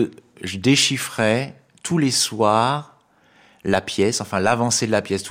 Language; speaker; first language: French; native; French